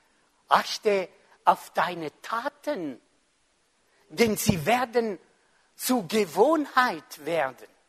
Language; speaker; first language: German; non-native, fluent; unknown